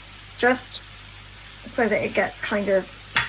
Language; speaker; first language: English; native; English